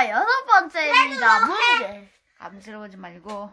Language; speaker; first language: Korean; non-native, fluent; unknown